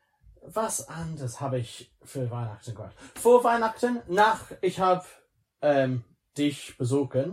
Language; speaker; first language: German; non-native, learner; English